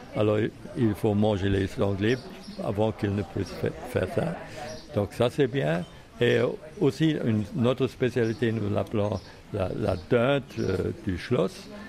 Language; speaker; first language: French; non-native, fluent; German